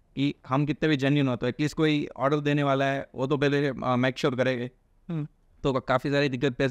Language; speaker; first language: Hindi; non-native, local second language; Gujarati